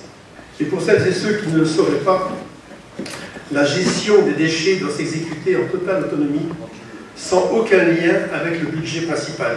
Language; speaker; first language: French; native; French